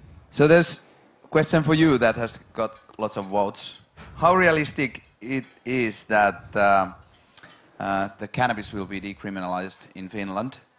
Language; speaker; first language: English; non-native, fluent; Finnish